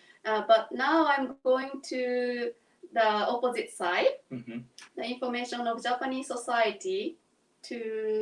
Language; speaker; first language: English; non-native, learner; Japanese